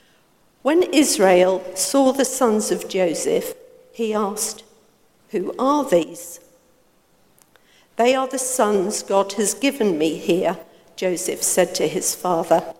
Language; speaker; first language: English; native; English